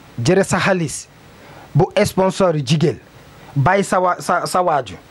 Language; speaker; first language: Wolof; non-native, learner; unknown